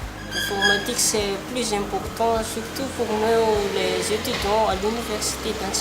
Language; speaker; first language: French; non-native, local second language; Malagasy